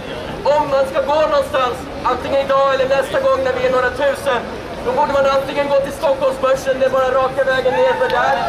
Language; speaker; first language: Swedish; native; Swedish